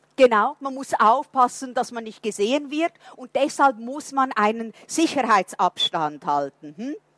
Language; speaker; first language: German; non-native, fluent; Portuguese